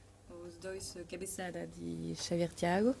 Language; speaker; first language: Portuguese; non-native, learner; French